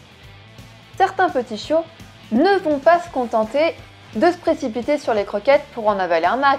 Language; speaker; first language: French; native; French